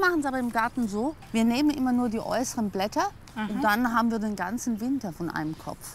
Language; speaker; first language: German; native; German